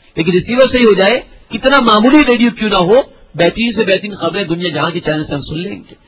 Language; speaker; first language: Urdu; native; Urdu